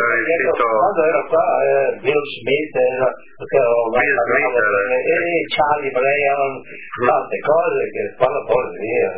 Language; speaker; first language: Italian; non-native, local second language; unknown